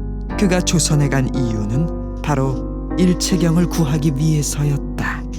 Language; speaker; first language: Korean; native; Korean